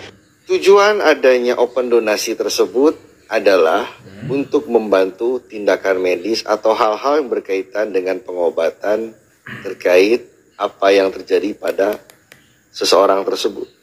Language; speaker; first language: Indonesian; native; Indonesian